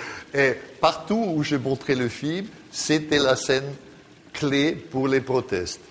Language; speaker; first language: French; non-native, fluent; German